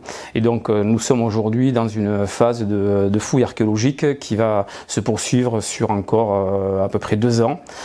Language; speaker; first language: French; native; French